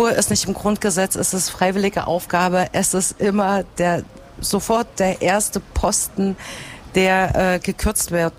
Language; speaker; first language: German; native; German